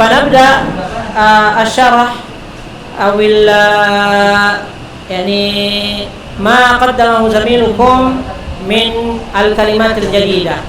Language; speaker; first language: Arabic; non-native, fluent; Indonesian